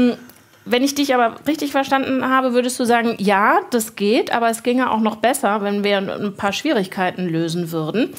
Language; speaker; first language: German; native; German